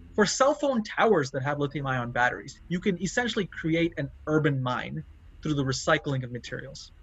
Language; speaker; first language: English; non-native, local second language; Tamil